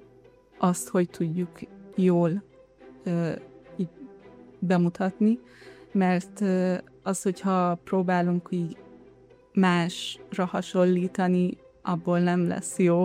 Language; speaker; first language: Hungarian; early bilingual, heritage; Hungarian